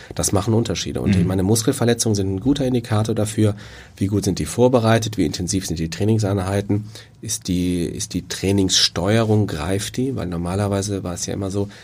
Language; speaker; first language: German; native; German